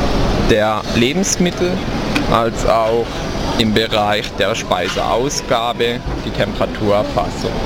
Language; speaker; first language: German; native; German